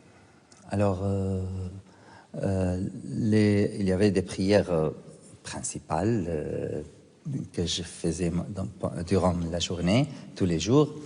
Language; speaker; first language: French; non-native, fluent; Arabic